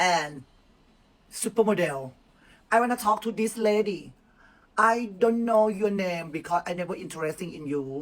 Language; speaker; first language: English; non-native, learner; Thai